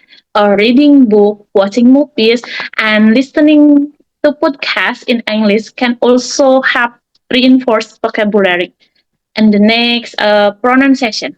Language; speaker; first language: English; non-native, learner; Indonesian